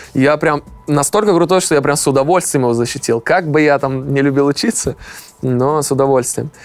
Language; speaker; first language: Russian; native; Russian